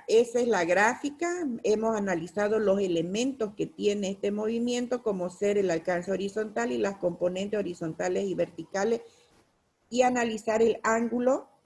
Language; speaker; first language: Spanish; native; Spanish